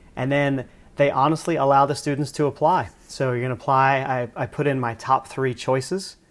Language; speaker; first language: English; native; English